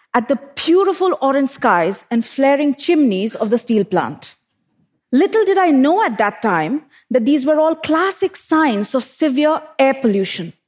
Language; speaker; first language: English; non-native, local second language; Hindi